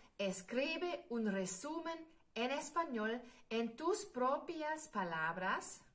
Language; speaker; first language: Spanish; non-native, fluent; German